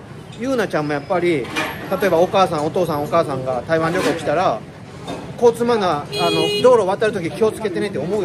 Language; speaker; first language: Japanese; native; Japanese